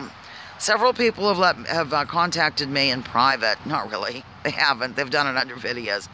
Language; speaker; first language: English; native; English